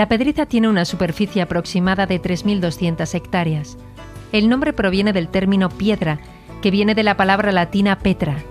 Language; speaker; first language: Spanish; native; Spanish